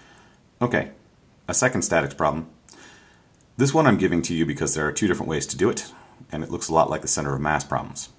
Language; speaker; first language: English; native; English